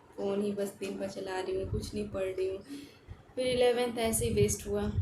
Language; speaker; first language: Hindi; native; Hindi